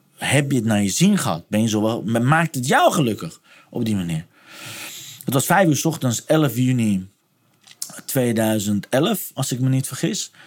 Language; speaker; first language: Dutch; non-native, fluent; Persian